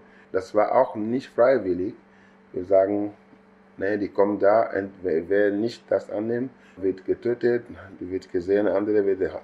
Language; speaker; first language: German; non-native, fluent; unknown